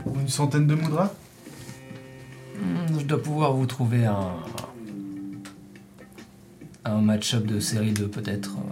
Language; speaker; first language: French; native; French